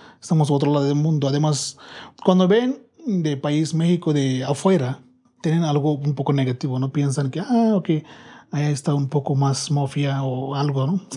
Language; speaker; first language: Spanish; non-native, learner; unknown